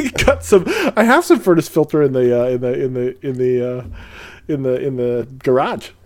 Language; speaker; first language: English; early bilingual, other home language; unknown